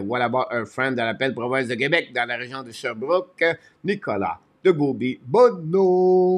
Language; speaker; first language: French; native; French